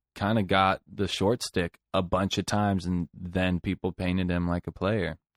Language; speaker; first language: English; native; English